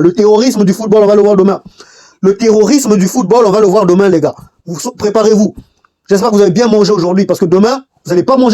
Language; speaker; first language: French; native; French